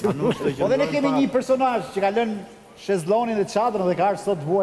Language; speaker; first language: Albanian; native; Albanian